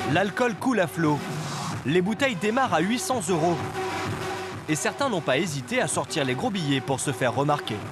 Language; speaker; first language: French; native; French